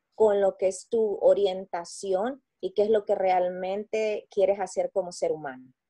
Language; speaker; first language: Spanish; native; Spanish